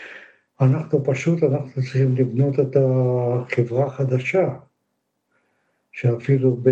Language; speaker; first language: Hebrew; non-native, fluent; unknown